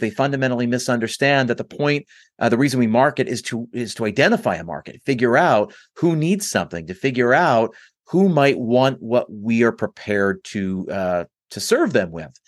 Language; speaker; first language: English; native; English